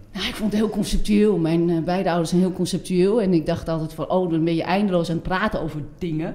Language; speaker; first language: Dutch; non-native, fluent; French